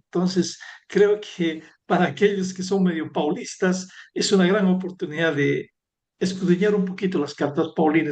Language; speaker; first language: Spanish; native; Spanish